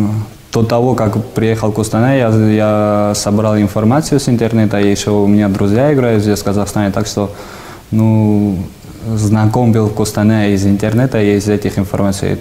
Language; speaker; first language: Russian; non-native, fluent; Georgian